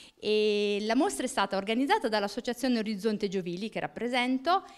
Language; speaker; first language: Italian; native; Italian